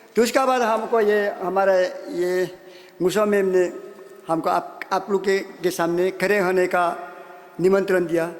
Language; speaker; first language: Hindi; non-native, local second language; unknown